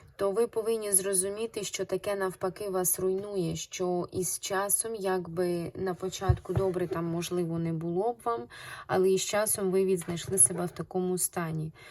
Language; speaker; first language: Ukrainian; non-native, local second language; Russian